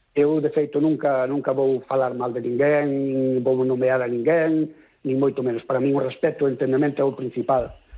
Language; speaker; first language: Galician; native; Galician